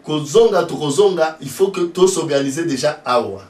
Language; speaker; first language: French; non-native, local second language; Lingala